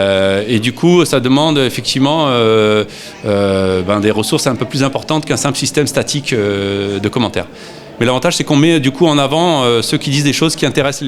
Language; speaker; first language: French; native; French